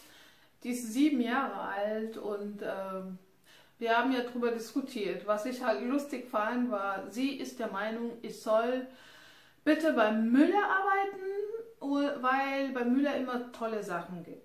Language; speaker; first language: German; non-native, fluent; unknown